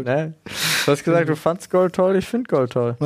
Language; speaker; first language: German; native; German